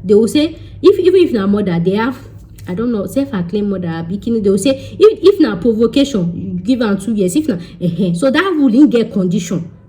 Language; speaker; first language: Nigerian Pidgin; non-native, local second language; Yoruba